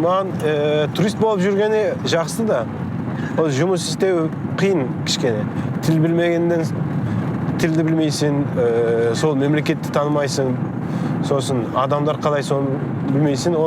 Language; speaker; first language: Kazakh; early bilingual, heritage; Kazakh